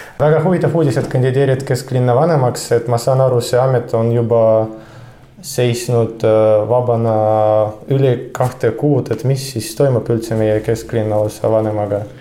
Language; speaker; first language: Estonian; non-native, local second language; Russian